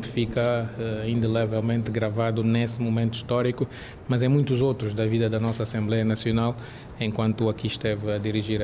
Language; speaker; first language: Portuguese; native; Portuguese